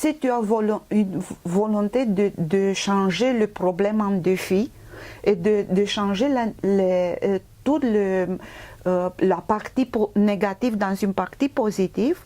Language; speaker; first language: French; non-native, fluent; Romanian